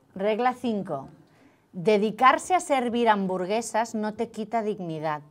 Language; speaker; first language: Spanish; non-native, local second language; Catalan